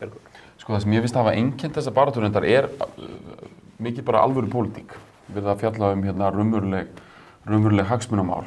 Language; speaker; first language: Icelandic; native; Icelandic